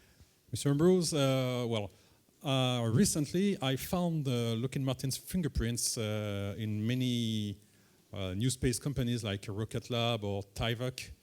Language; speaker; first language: English; non-native, fluent; French